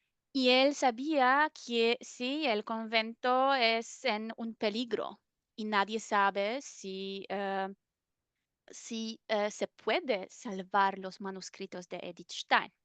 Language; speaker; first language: Spanish; non-native, fluent; German